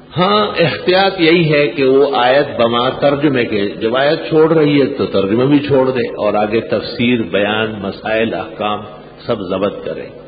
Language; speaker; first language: Urdu; non-native, local second language; Pashto